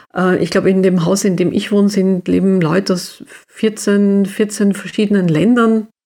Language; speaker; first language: German; native; German